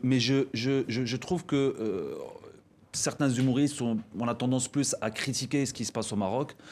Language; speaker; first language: French; non-native, local second language; Arabic